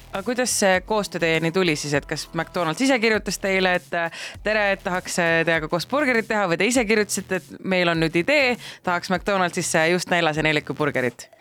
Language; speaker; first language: Estonian; native; Estonian